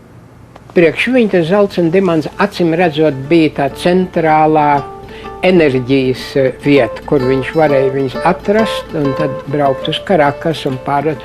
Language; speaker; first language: Latvian; early bilingual, heritage; Latvian